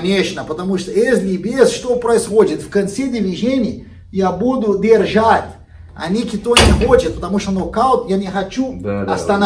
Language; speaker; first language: Russian; non-native, learner; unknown